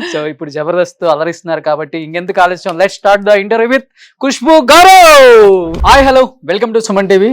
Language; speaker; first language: Telugu; native; Telugu